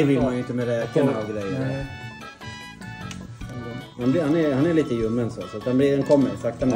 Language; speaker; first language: Swedish; native; Swedish